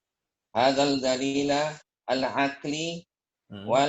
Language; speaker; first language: Arabic; non-native, learner; Indonesian